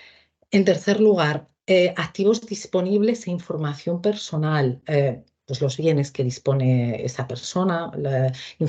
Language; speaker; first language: Spanish; native; Spanish